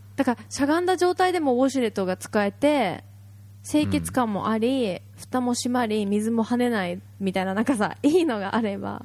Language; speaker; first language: Japanese; native; Japanese